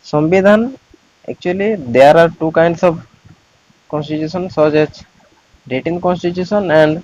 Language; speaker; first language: English; non-native, local second language; Odia